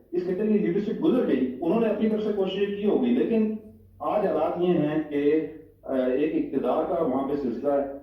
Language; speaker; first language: Urdu; non-native, local second language; Pahari-Potwari